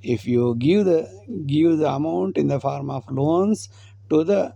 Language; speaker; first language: English; non-native, local second language; Kannada